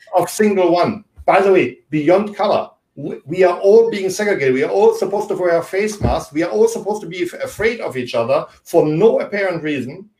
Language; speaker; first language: English; non-native, fluent; German